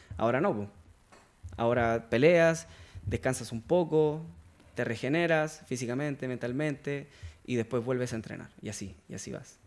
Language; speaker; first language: Spanish; native; Spanish